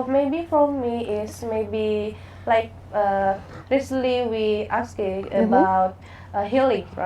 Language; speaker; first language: English; non-native, learner; Indonesian